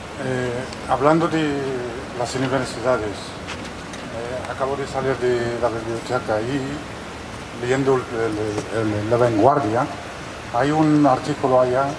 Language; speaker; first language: Spanish; non-native, fluent; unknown